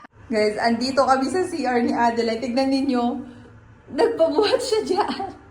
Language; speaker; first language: Filipino; native; Filipino